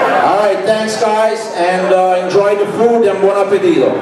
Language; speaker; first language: English; native; English